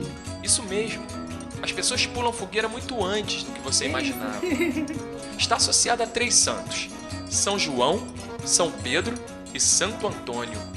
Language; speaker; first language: Portuguese; native; Portuguese